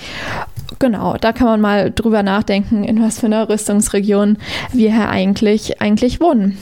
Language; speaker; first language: German; native; German